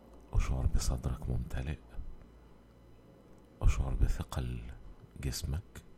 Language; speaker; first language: Arabic; native; Arabic